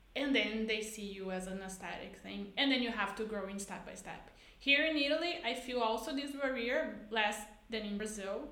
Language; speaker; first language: English; non-native, fluent; Portuguese